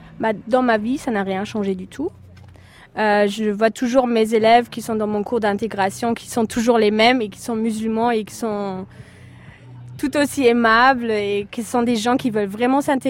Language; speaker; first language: French; non-native, fluent; German